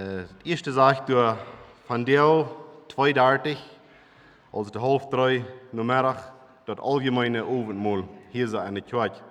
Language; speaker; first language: German; non-native, local second language; Plautdietsch